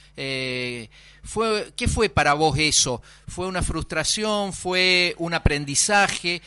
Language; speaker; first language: Spanish; native; Spanish